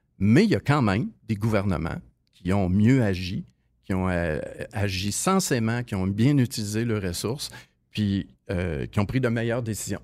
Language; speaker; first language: French; native; French